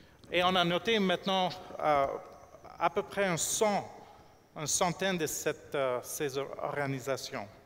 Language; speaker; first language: French; non-native, fluent; English